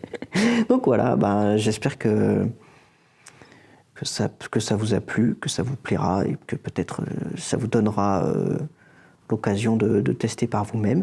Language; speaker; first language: French; native; French